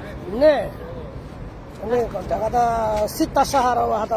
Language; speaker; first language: Arabic; non-native, learner; Bangla